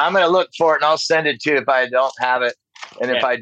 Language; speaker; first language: English; native; English